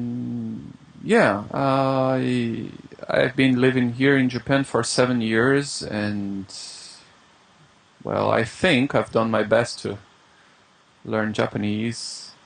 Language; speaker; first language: English; non-native, fluent; Portuguese